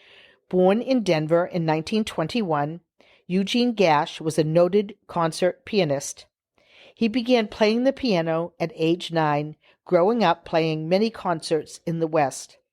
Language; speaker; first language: English; native; English